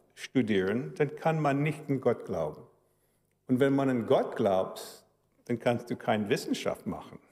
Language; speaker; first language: German; early bilingual, heritage; German